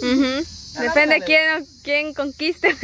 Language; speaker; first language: Spanish; native; Spanish